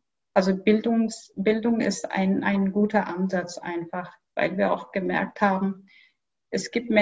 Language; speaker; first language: German; non-native, fluent; Kyrgyz